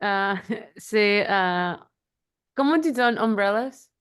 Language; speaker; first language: French; non-native, learner; Spanish